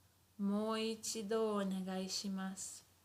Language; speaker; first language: Japanese; non-native, fluent; English